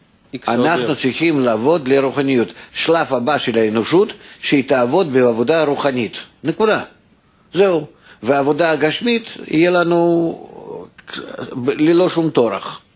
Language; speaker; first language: Hebrew; non-native, fluent; Russian